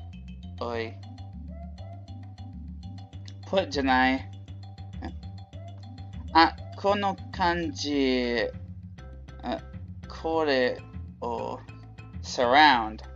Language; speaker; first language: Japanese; non-native, learner; English